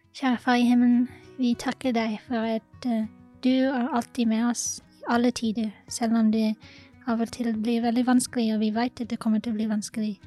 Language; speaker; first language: Norwegian; non-native, fluent; English